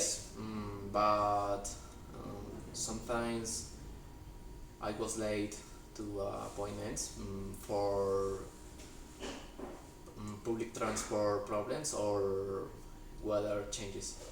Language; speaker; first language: English; non-native, learner; Spanish